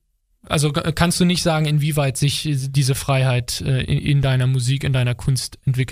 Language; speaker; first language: German; native; German